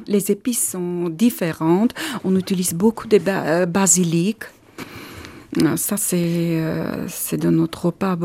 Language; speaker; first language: French; non-native, learner; Armenian